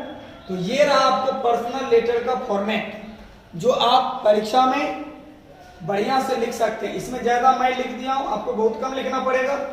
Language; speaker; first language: Hindi; native; Hindi